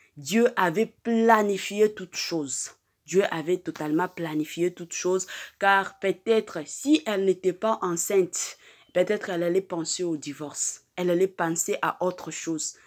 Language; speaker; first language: French; non-native, local second language; Lingala